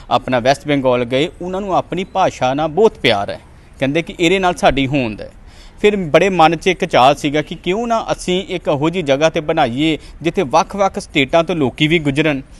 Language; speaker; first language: Punjabi; native; Punjabi